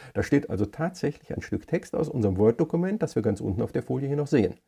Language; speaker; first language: German; native; German